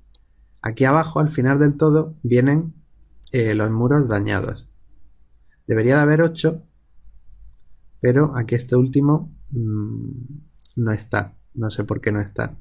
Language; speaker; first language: Spanish; native; Spanish